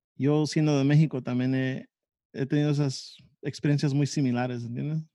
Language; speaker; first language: Spanish; native; Spanish